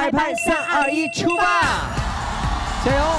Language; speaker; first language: Chinese; native; Chinese